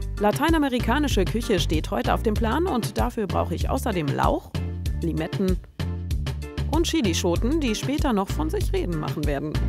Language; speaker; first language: German; native; German